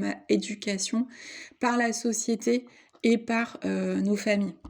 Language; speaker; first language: French; native; French